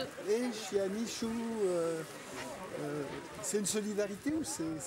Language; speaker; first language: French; non-native, learner; Arabic